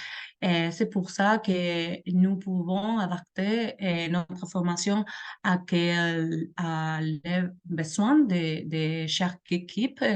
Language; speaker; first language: French; non-native, learner; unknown